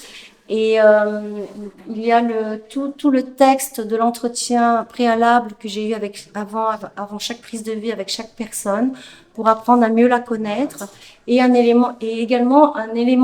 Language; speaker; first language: French; native; French